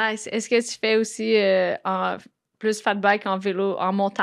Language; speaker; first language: French; native; French